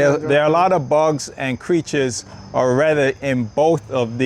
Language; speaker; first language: English; native; English